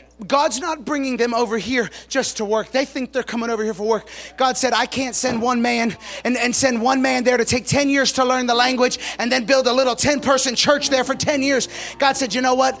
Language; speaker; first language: English; native; English